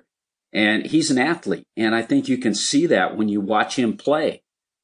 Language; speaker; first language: English; native; English